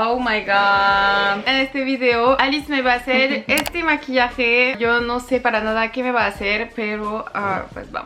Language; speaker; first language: Spanish; non-native, fluent; French